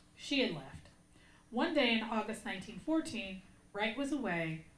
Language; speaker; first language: English; native; English